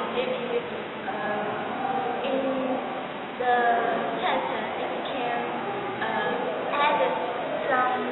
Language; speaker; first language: English; non-native, learner; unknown